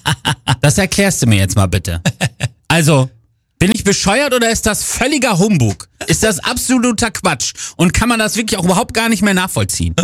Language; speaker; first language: German; native; German